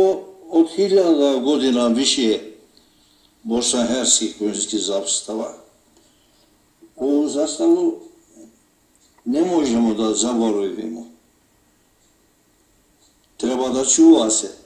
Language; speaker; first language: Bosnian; early bilingual, heritage; Turkish